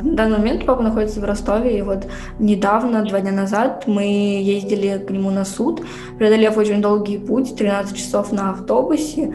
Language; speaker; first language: Russian; native; Russian